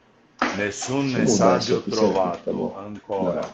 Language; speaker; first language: Italian; non-native, learner; Portuguese